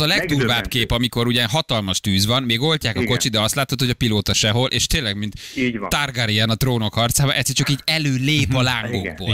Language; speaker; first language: Hungarian; native; Hungarian